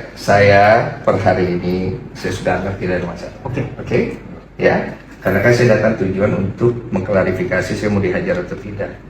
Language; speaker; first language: Indonesian; native; Indonesian